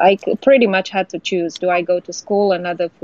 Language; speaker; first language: English; non-native, fluent; Romanian